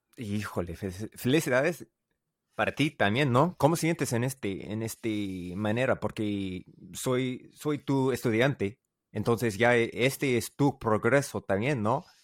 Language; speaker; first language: Spanish; non-native, learner; English